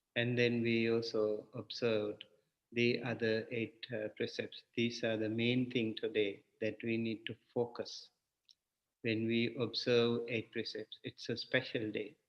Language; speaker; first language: English; non-native, local second language; Sinhala